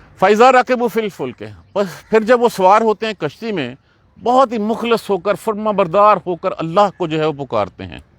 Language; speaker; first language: Urdu; native; Urdu